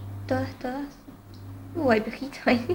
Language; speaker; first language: Spanish; native; Spanish